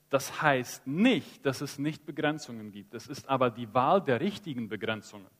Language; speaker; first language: German; early bilingual, heritage; Spanish